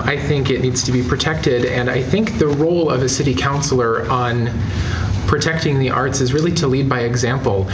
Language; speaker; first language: English; native; English